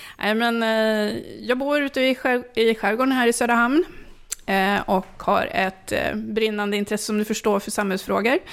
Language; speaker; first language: Swedish; early bilingual, other home language; Finnish